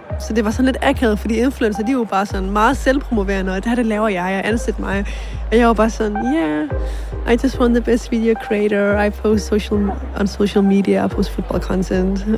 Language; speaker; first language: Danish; early bilingual, other home language; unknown